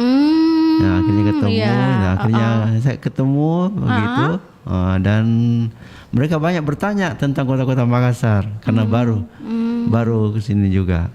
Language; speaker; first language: Indonesian; native; Indonesian